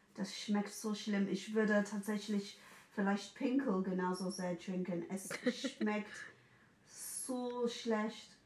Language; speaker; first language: German; non-native, fluent; English